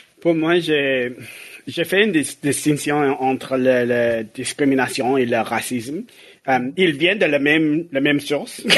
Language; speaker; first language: French; non-native, learner; English